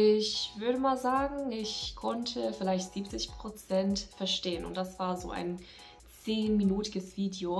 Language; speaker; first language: German; non-native, fluent; English